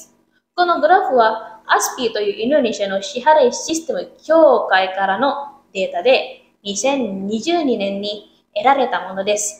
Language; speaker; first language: Japanese; non-native, learner; Indonesian